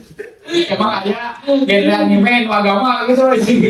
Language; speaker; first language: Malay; non-native, local second language; Sundanese